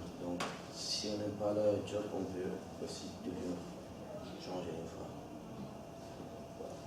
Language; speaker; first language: French; non-native, learner; Dutch